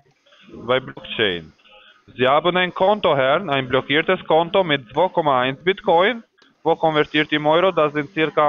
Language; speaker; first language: German; non-native, fluent; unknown